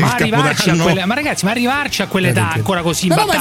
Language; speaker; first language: Italian; native; Italian